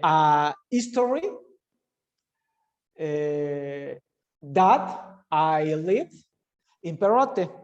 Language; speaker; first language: English; non-native, learner; Spanish